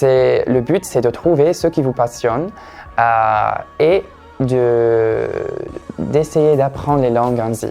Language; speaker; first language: French; non-native, fluent; English